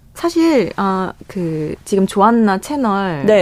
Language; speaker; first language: Korean; early bilingual, other home language; Bangla